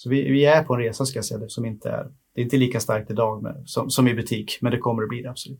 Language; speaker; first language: Swedish; native; Swedish